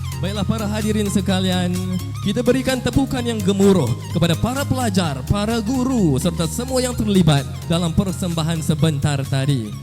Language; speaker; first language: Malay; native; Malay